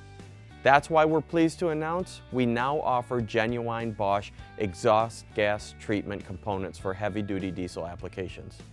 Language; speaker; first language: English; native; English